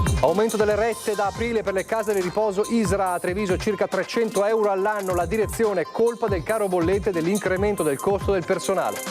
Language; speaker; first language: Italian; native; Italian